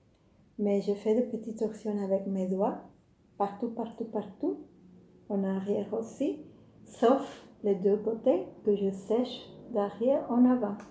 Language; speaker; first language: French; non-native, fluent; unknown